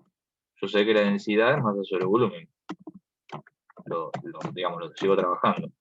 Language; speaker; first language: Spanish; native; Spanish